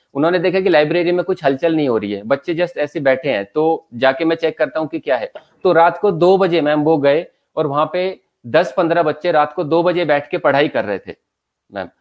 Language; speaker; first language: Hindi; native; Hindi